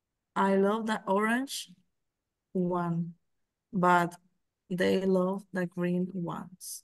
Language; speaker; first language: English; non-native, learner; Spanish